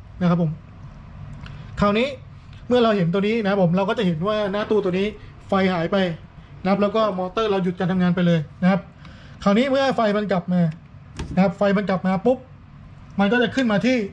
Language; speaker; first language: Thai; native; Thai